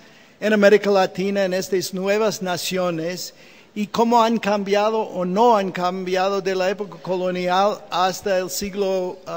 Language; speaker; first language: Spanish; non-native, fluent; English